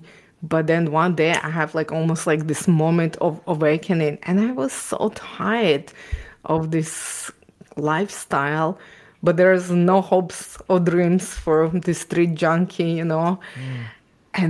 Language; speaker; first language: English; non-native, fluent; Ukrainian